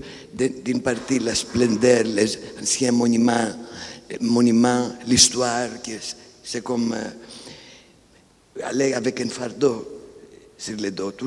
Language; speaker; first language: French; non-native, fluent; Greek